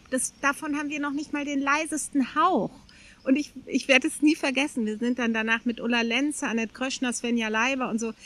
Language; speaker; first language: German; native; German